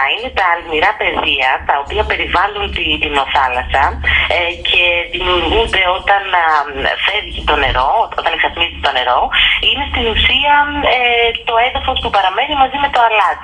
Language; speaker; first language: Greek; native; Greek